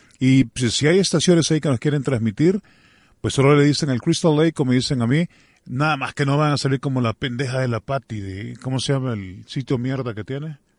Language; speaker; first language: Spanish; native; Spanish